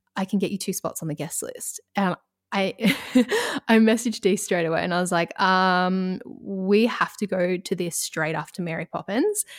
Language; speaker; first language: English; native; English